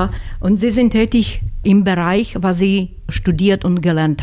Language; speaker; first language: German; non-native, fluent; Slovak